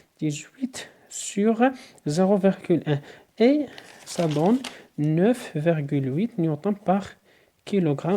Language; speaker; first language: French; non-native, local second language; Arabic